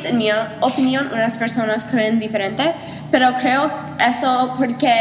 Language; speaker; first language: Spanish; non-native, learner; English